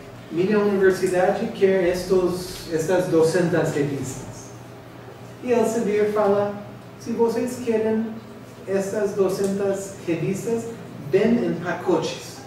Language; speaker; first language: Portuguese; non-native, fluent; English